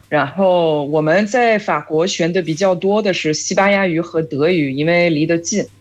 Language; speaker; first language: Chinese; non-native, fluent; French